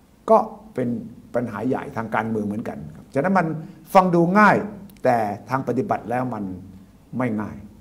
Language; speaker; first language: Thai; native; Thai